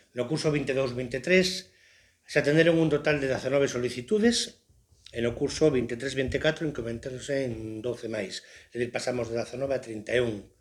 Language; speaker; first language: Galician; non-native, local second language; Spanish